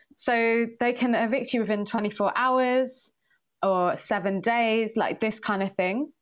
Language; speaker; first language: English; early bilingual, other home language; Swahili